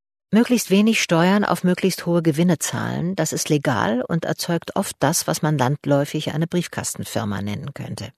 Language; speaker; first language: German; native; German